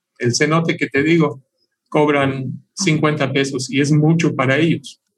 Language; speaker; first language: Spanish; non-native, fluent; English